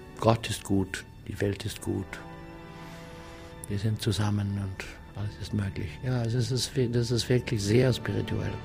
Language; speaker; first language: German; non-native, learner; English